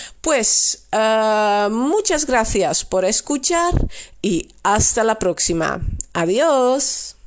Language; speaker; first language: Spanish; non-native, fluent; Dutch